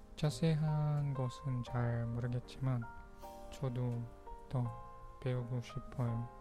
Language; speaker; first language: Korean; non-native, fluent; Pangasinan